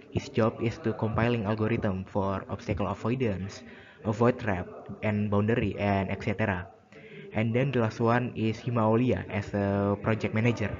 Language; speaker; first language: English; non-native, learner; Indonesian